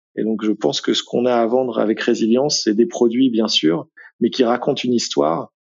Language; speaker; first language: French; native; French